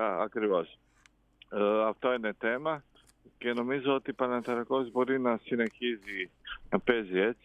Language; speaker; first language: Greek; non-native, fluent; Croatian